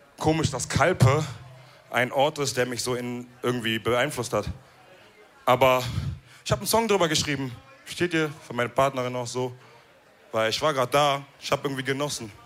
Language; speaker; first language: German; early bilingual, other home language; Wolof